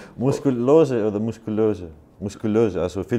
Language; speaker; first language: German; non-native, fluent; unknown